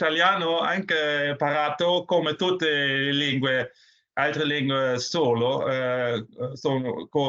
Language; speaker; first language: Italian; non-native, learner; German